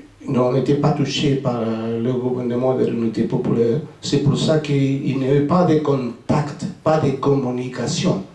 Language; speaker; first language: French; non-native, fluent; Spanish